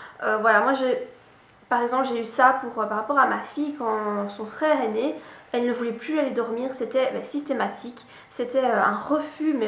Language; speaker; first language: French; native; French